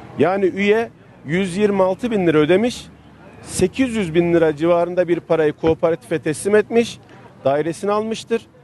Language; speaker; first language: Turkish; native; Turkish